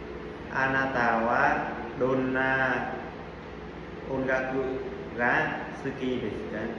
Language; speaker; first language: Japanese; non-native, learner; Vietnamese